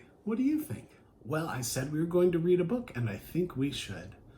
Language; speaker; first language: English; native; English